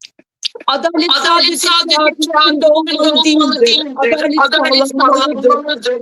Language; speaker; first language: Turkish; non-native, learner; Turkmen